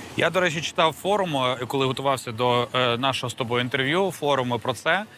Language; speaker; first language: Ukrainian; native; Ukrainian